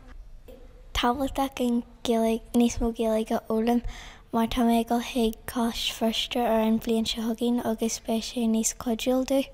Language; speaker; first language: Irish; non-native, learner; English